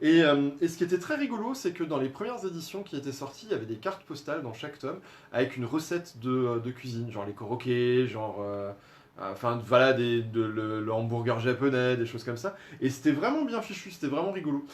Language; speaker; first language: French; native; French